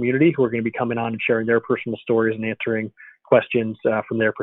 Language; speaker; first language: English; native; English